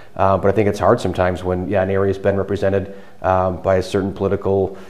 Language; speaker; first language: English; native; English